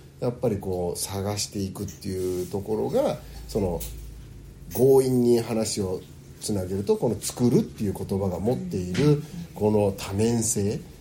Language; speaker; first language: Japanese; early bilingual, heritage; Japanese